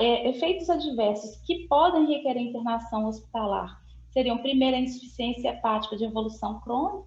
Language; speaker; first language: Portuguese; native; Portuguese